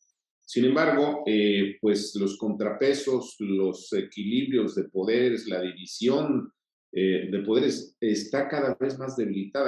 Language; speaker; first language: Spanish; native; Spanish